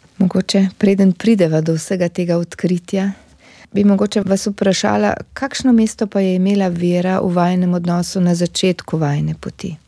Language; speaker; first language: Slovenian; native; Slovenian